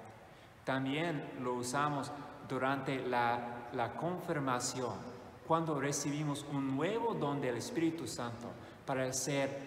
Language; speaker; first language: Spanish; non-native, fluent; English